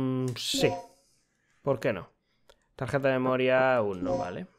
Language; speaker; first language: Spanish; native; Spanish